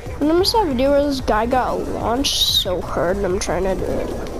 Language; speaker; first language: English; native; English